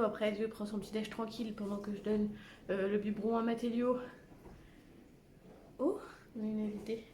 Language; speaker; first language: French; native; French